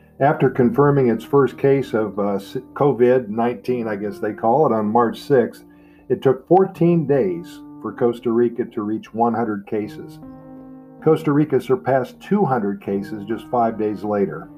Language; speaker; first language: English; native; English